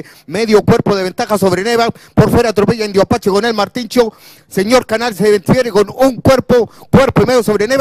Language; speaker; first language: Spanish; native; Spanish